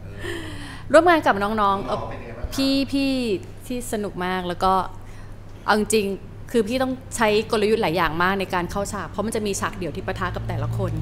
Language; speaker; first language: Thai; native; Thai